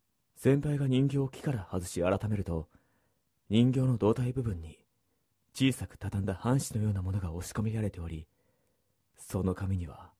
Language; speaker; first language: Japanese; native; Japanese